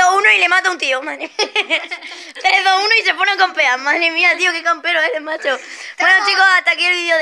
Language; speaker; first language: Spanish; native; Spanish